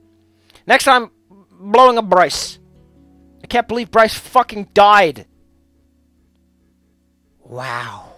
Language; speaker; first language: English; non-native, fluent; Dutch